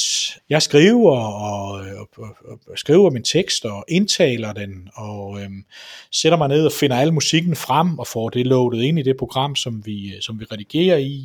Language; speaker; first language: Danish; native; Danish